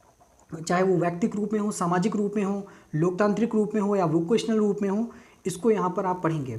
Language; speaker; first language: Hindi; native; Hindi